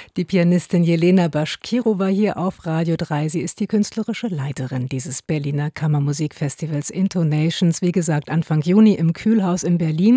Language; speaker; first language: German; native; German